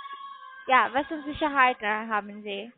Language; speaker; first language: German; non-native, learner; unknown